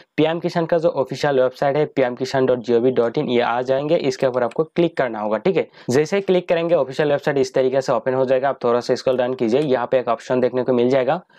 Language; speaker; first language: Hindi; native; Hindi